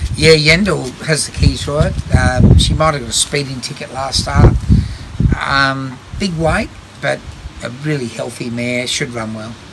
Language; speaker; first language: English; native; English